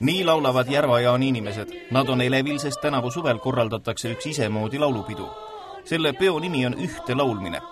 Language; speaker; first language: Estonian; native; Estonian